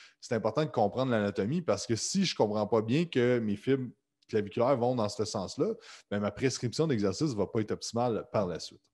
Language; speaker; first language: French; native; French